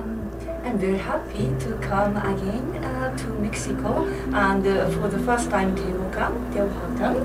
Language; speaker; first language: English; non-native, learner; Japanese